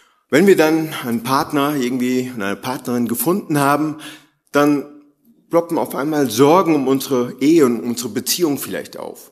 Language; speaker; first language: German; native; German